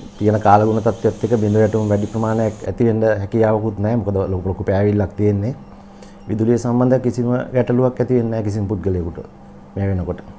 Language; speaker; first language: Sinhala; native; Sinhala